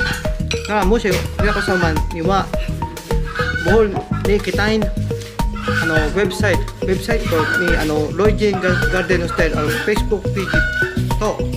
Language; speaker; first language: Japanese; non-native, learner; Filipino